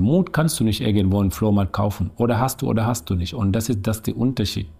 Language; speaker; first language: German; non-native, learner; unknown